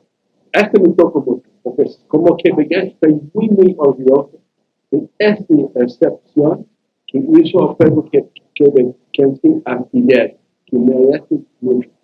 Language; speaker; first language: Spanish; non-native, learner; English